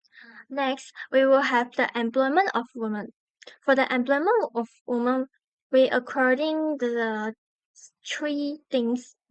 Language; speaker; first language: English; non-native, learner; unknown